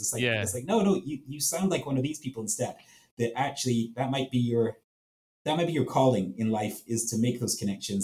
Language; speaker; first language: English; native; English